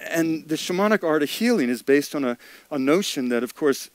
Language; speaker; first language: English; native; English